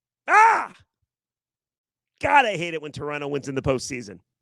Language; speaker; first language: English; native; English